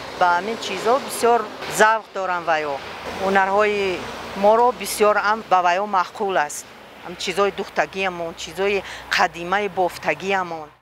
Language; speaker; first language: Tajik; non-native, local second language; Shughni